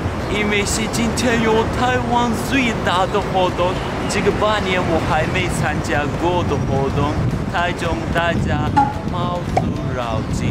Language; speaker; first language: Chinese; non-native, learner; Turkish